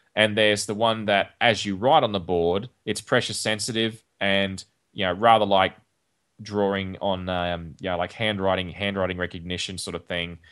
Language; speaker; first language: English; native; English